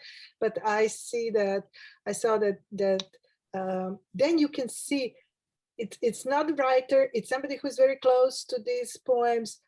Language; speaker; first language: English; non-native, fluent; Serbian